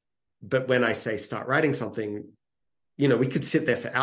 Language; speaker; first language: English; native; English